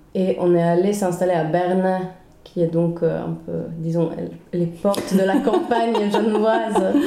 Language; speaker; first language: French; early bilingual, other home language; Swedish